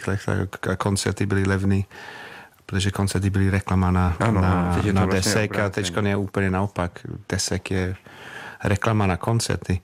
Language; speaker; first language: Czech; non-native, learner; English